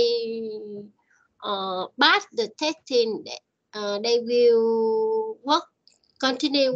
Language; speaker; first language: English; non-native, learner; Vietnamese